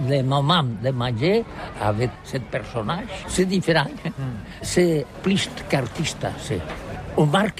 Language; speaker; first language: French; non-native, learner; Catalan